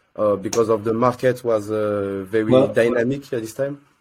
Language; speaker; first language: English; non-native, learner; French